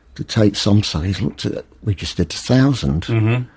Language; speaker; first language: English; native; English